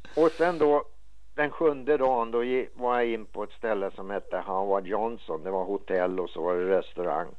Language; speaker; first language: Swedish; native; Swedish